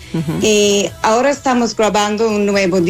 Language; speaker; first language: Spanish; non-native, learner; English